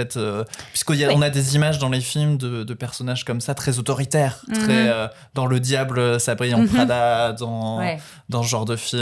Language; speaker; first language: French; native; French